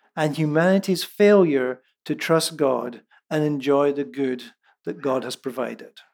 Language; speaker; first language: English; non-native, local second language; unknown